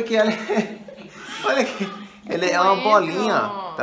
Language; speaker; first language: Portuguese; native; Portuguese